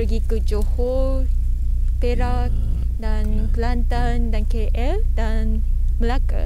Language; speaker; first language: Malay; non-native, fluent; Japanese